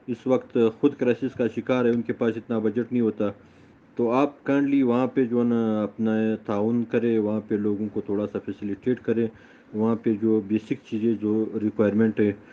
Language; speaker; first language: Urdu; non-native, local second language; Pashto